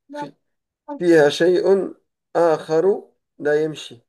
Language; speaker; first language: Arabic; non-native, learner; French